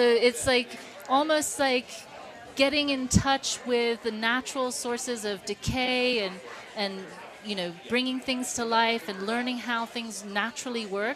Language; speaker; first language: English; non-native, local second language; Cantonese